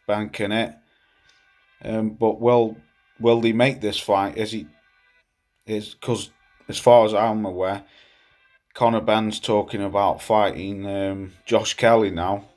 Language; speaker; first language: English; native; English